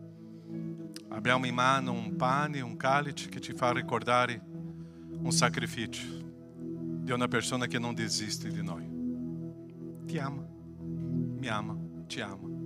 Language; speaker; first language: Italian; non-native, fluent; Portuguese